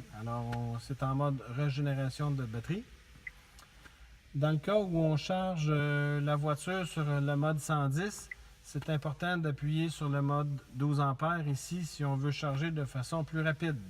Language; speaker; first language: French; native; French